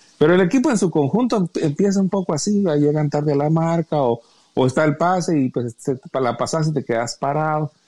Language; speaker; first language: Spanish; native; Spanish